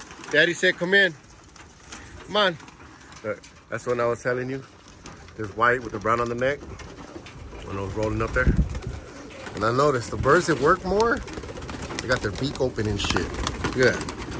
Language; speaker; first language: English; early bilingual, other home language; Spanish